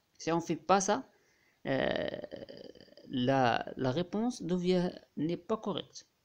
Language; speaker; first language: French; non-native, local second language; Arabic